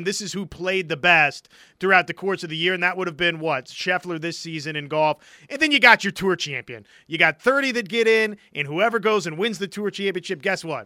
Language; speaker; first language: English; native; English